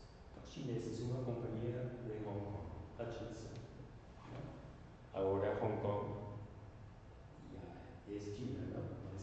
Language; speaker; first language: Portuguese; non-native, learner; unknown